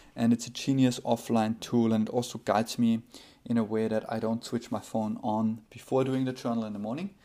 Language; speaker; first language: English; non-native, fluent; German